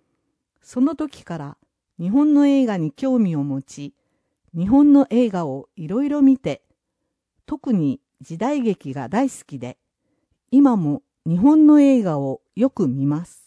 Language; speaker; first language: Japanese; non-native, fluent; English